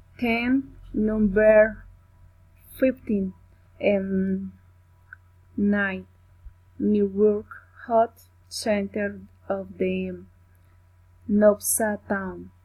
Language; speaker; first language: English; non-native, learner; Spanish